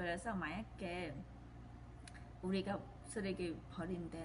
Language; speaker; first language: Korean; non-native, fluent; Vietnamese